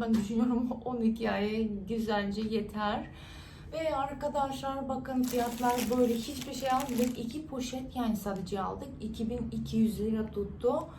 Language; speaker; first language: Turkish; non-native, fluent; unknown